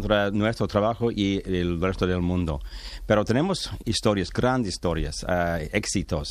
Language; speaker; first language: Spanish; non-native, learner; English